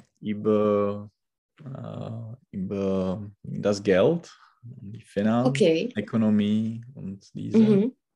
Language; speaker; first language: German; non-native, learner; Czech